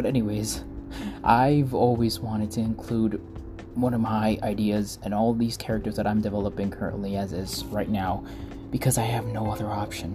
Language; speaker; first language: English; non-native, fluent; Spanish